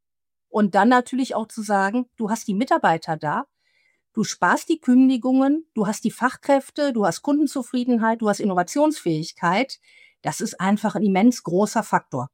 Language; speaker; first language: German; native; German